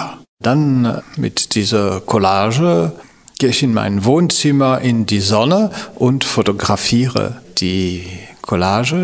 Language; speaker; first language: German; non-native, fluent; French